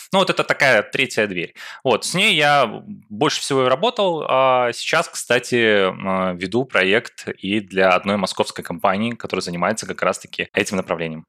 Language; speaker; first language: Russian; native; Russian